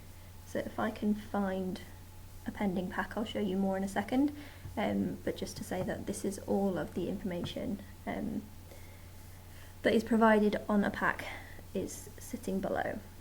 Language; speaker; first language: English; native; English